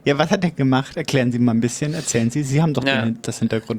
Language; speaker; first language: German; native; German